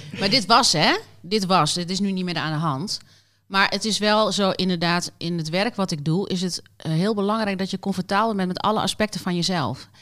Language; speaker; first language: Dutch; native; Dutch